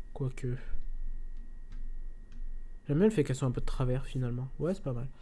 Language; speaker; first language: French; native; French